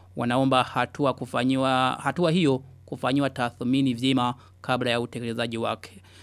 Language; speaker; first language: Swahili; non-native, local second language; Rundi